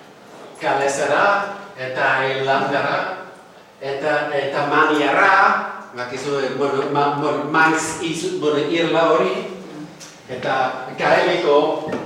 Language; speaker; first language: Basque; non-native, fluent; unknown